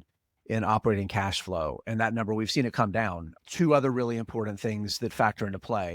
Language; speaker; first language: English; native; English